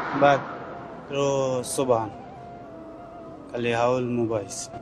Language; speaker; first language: Arabic; non-native, learner; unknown